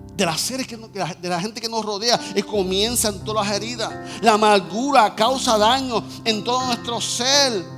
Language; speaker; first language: Spanish; native; Spanish